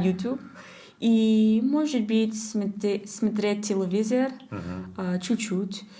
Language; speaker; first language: Russian; non-native, learner; English